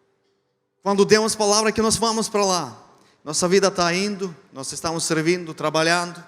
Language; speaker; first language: Portuguese; non-native, fluent; Ukrainian